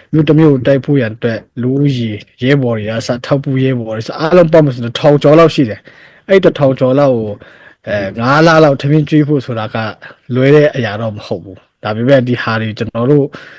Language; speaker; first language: Burmese; non-native, local second language; Hakha Chin